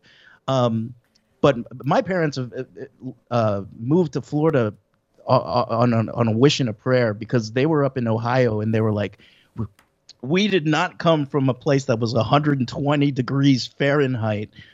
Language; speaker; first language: English; native; English